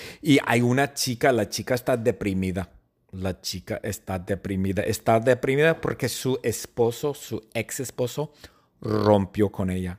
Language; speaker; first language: Spanish; non-native, fluent; English